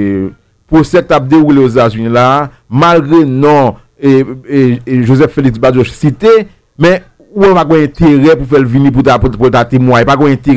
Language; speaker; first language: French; non-native, local second language; Haitian Creole